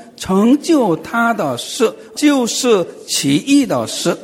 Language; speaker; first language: Chinese; non-native, fluent; Korean